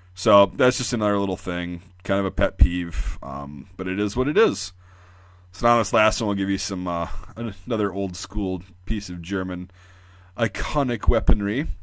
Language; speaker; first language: English; native; English